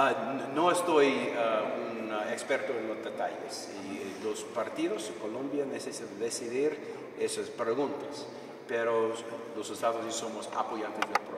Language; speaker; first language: Spanish; non-native, fluent; English